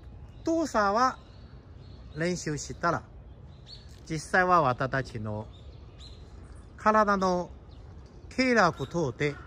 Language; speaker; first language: Japanese; non-native, fluent; Chinese